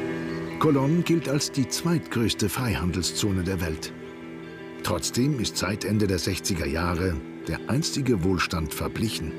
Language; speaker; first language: German; native; German